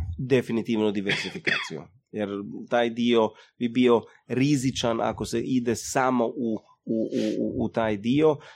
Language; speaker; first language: Croatian; early bilingual, heritage; Croatian